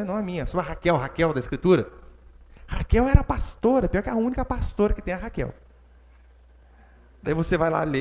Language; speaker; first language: Portuguese; native; Portuguese